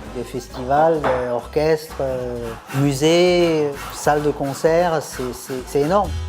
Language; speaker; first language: French; native; French